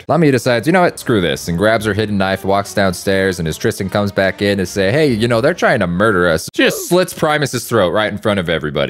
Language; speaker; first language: English; native; English